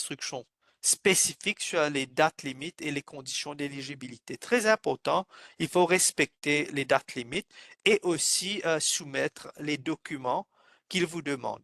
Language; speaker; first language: French; non-native, fluent; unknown